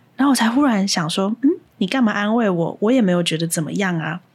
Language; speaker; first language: Chinese; native; Chinese